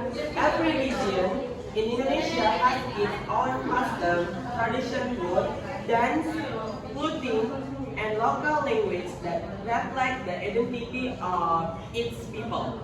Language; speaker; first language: English; non-native, learner; Indonesian